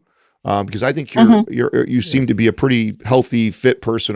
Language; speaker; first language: English; native; English